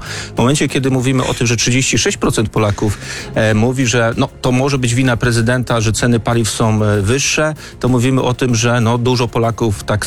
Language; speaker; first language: Polish; native; Polish